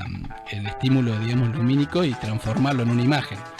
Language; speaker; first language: Spanish; native; Spanish